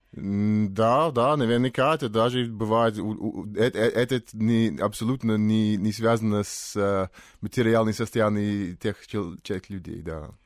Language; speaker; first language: Russian; non-native, fluent; English